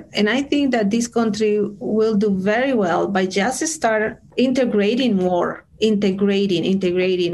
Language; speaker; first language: English; non-native, fluent; Spanish